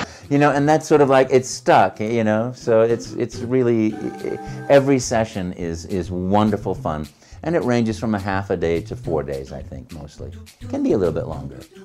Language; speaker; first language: English; native; English